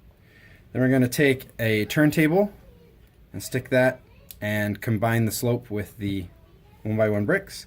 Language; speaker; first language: English; native; English